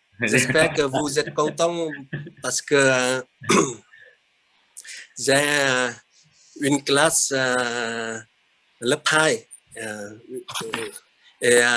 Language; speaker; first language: French; non-native, fluent; Vietnamese